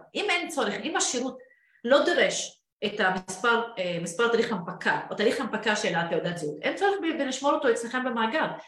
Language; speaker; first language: Hebrew; non-native, local second language; Arabic